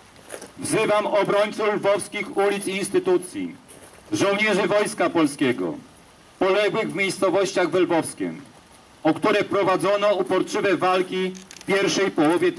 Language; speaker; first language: Polish; native; Polish